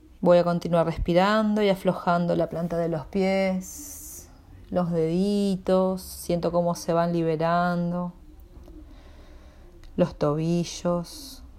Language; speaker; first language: Spanish; native; Spanish